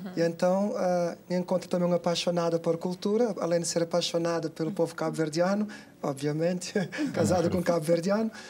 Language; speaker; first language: Portuguese; non-native, local second language; Kabuverdianu